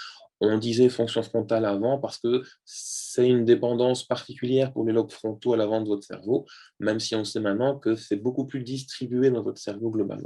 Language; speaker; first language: French; native; French